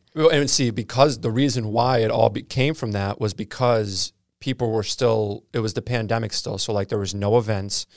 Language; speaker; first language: English; native; English